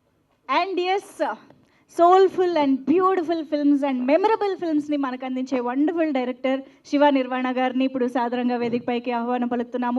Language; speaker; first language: Telugu; native; Telugu